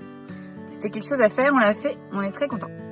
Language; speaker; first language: French; native; French